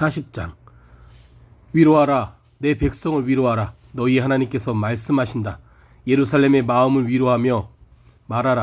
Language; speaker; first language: Korean; native; Korean